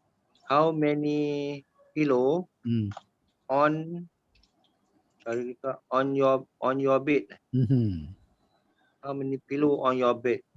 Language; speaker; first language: English; non-native, learner; Malay